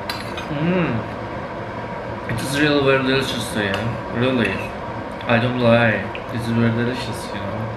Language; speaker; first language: English; non-native, learner; Turkish